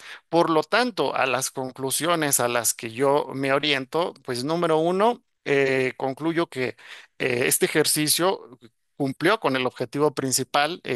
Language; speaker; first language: Spanish; native; Spanish